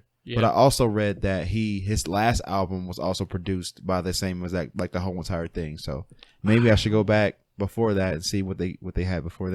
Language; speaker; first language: English; native; English